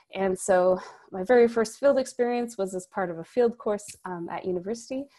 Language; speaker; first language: English; native; English